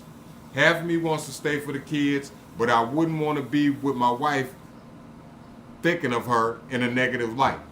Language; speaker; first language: English; native; English